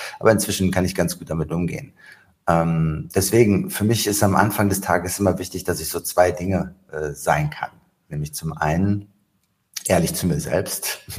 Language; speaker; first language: German; early bilingual, other home language; Arabic